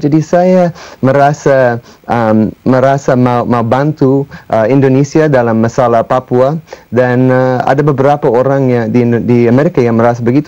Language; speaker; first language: Indonesian; non-native, fluent; English